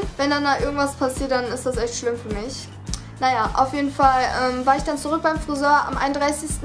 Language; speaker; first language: German; early bilingual, other home language; Vietnamese